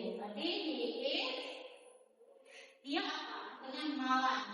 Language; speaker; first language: Indonesian; native; Indonesian